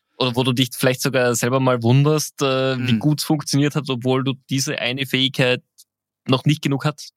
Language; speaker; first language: German; native; German